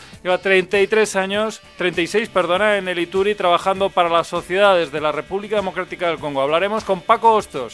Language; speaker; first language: Spanish; native; Spanish